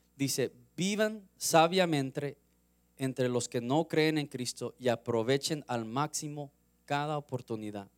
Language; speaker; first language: Spanish; early bilingual, heritage; Spanish